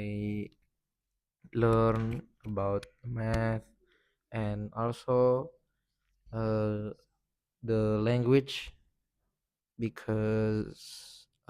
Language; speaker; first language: English; non-native, learner; Indonesian